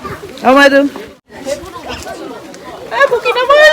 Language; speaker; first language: Korean; non-native, fluent; Filipino